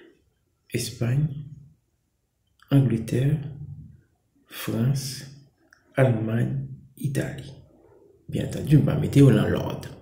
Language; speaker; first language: French; non-native, local second language; Haitian Creole